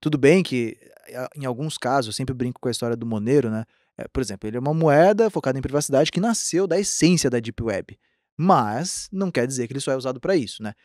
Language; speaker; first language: Portuguese; native; Portuguese